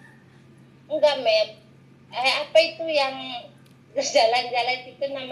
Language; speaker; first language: Indonesian; non-native, local second language; Javanese